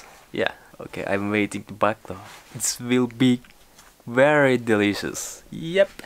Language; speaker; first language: English; non-native, learner; Turkish